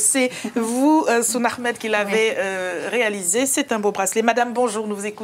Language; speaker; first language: French; native; French